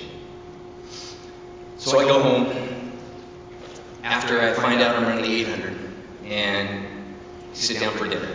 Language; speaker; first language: English; native; English